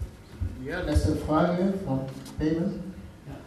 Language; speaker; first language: German; non-native, fluent; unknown